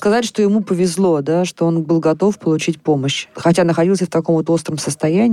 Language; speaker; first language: Russian; native; Russian